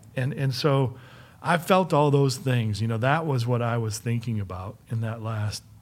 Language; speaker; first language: English; native; English